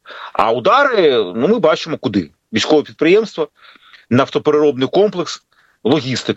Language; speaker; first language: Ukrainian; native; Ukrainian